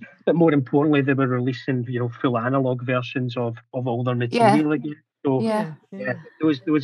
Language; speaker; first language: English; native; English